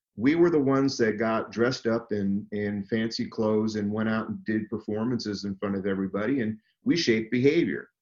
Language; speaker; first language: English; native; English